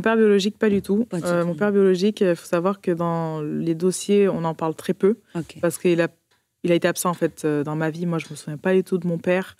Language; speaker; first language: French; early bilingual, other home language; Portuguese